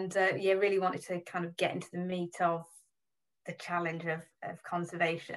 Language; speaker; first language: English; native; English